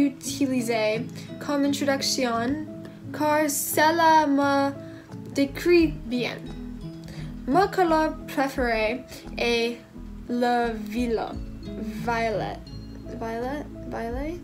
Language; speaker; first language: French; non-native, learner; English